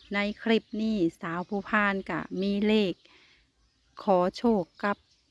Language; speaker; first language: Thai; native; Thai